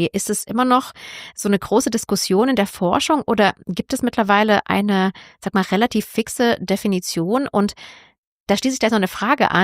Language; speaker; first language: German; native; German